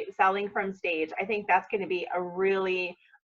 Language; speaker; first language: English; native; English